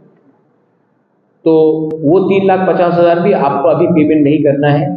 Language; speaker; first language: Hindi; non-native, local second language; Kok Borok